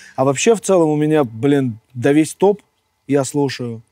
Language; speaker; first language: Russian; native; Russian